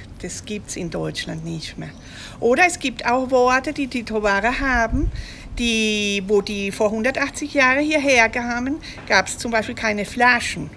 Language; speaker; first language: German; early bilingual, heritage; German